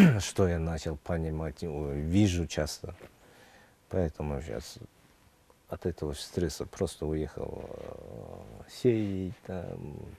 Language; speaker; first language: Russian; non-native, local second language; Kyrgyz